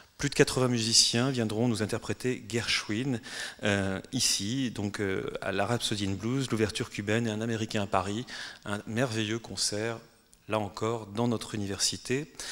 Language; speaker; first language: French; native; French